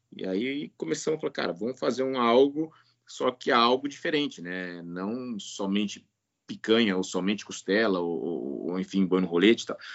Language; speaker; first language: Portuguese; native; Portuguese